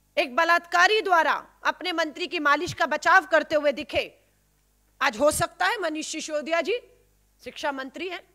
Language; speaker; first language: Hindi; native; Hindi